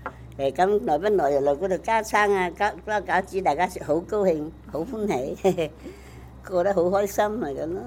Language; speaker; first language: Chinese; native; Chinese